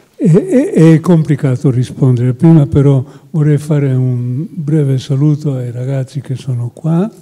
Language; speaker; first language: Italian; non-native, fluent; Hungarian